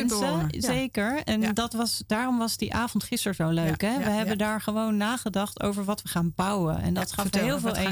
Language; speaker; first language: Dutch; native; Dutch